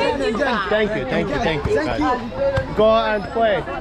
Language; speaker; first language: English; non-native, learner; Azerbaijani